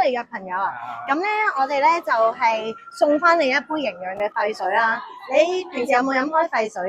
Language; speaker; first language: Cantonese; native; Cantonese